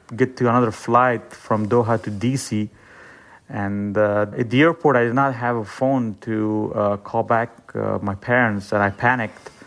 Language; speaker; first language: English; non-native, fluent; Persian